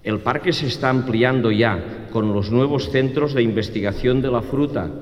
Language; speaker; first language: Spanish; non-native, local second language; Catalan